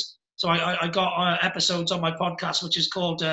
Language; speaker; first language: English; native; English